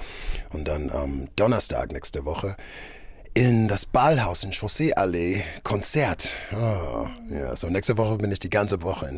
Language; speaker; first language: German; non-native, fluent; English